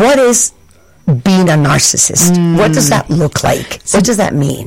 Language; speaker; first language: English; non-native, fluent; Spanish